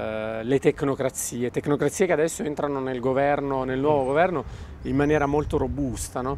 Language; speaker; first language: Italian; native; Italian